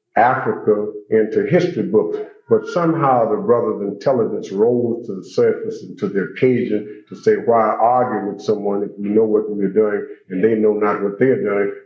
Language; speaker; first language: English; native; English